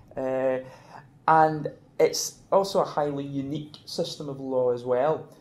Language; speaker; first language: English; native; English